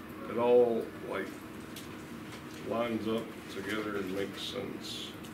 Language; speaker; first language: English; native; English